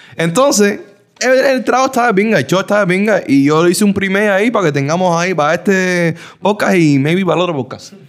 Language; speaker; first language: Spanish; early bilingual, heritage; Spanish